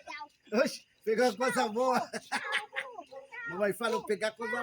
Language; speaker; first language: Portuguese; early bilingual, other home language; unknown